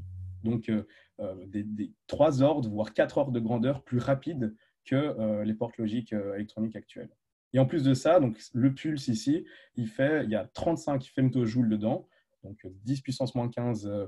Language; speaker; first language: French; native; French